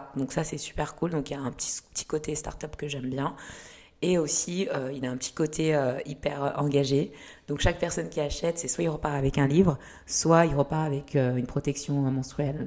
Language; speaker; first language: French; early bilingual, other home language; Kinyarwanda